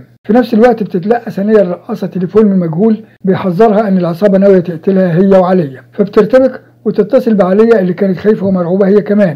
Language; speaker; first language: Arabic; native; Arabic